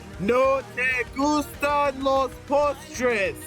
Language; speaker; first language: Spanish; non-native, learner; English